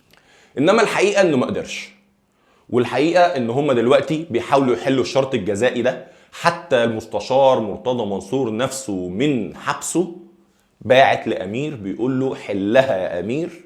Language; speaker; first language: Arabic; native; Arabic